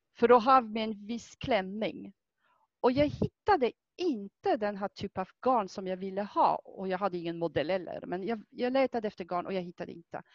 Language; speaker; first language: Swedish; non-native, fluent; French